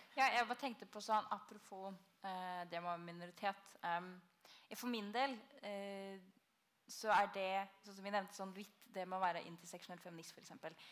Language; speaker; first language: Norwegian; early bilingual, other home language; Albanian